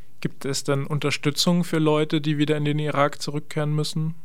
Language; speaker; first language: German; native; German